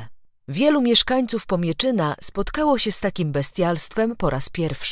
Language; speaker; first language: Polish; native; Polish